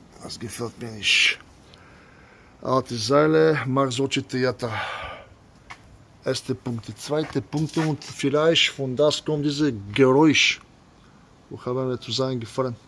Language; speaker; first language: German; non-native, learner; Bulgarian